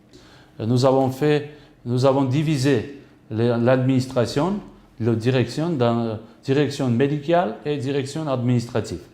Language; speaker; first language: French; non-native, fluent; Armenian